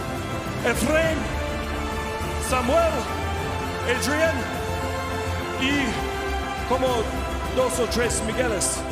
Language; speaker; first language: Spanish; non-native, learner; English